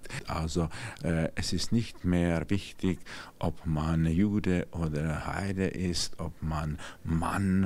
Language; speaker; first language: German; non-native, fluent; Czech